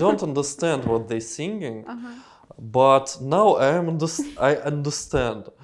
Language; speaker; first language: English; non-native, learner; Russian